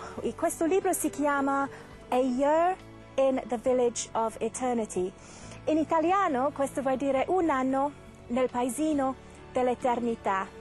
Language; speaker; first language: Italian; non-native, fluent; English